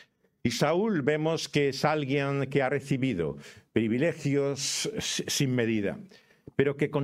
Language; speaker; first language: Spanish; native; Spanish